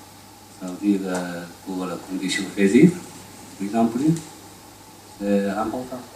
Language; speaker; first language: French; non-native, learner; Chinese